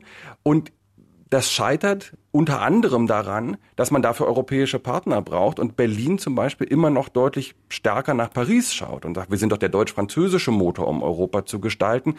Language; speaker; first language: German; native; German